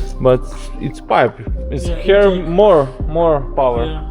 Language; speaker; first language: English; non-native, learner; Ukrainian